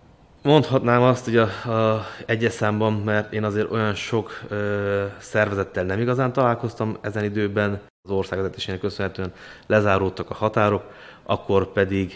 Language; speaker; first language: Hungarian; native; Hungarian